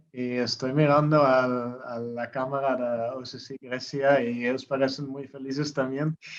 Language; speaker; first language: Spanish; non-native, learner; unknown